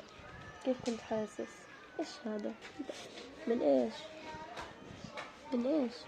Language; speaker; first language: Arabic; native; Arabic